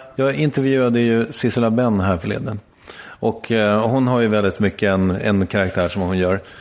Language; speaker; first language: Swedish; native; Swedish